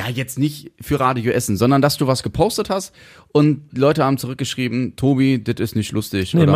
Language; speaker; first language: German; native; German